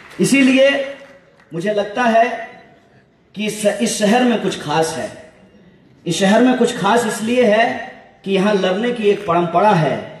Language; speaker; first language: Hindi; native; Hindi